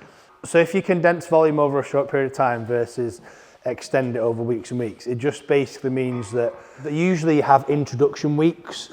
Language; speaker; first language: English; native; English